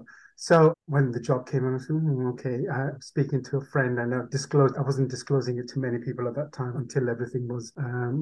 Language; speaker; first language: English; non-native, local second language; Urdu